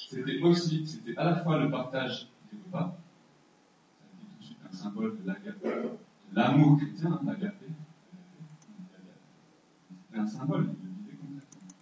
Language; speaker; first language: French; native; French